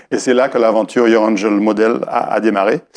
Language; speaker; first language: French; native; French